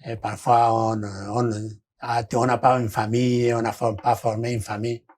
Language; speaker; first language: French; non-native, fluent; Spanish